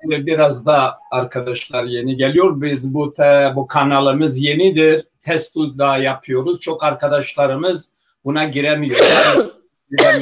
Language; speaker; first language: Turkish; non-native, local second language; Zaza